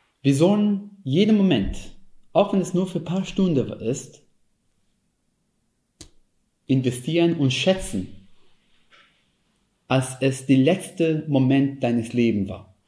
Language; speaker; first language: German; non-native, fluent; Hebrew